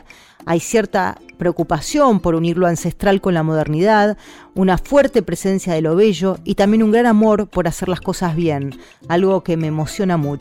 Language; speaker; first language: Spanish; native; Spanish